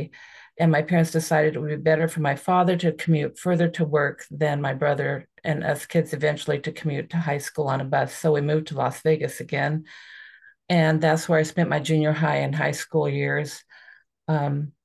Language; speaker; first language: English; native; English